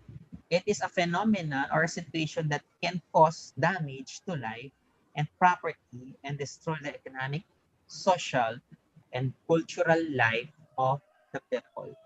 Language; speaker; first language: English; non-native, fluent; Filipino